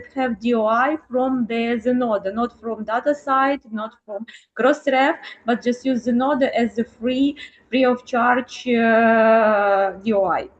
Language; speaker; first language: English; non-native, fluent; Ukrainian